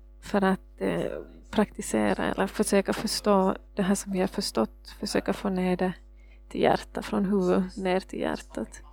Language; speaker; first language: Swedish; non-native, fluent; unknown